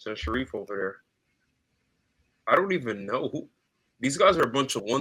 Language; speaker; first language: English; native; English